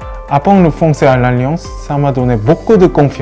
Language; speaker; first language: French; non-native, learner; Japanese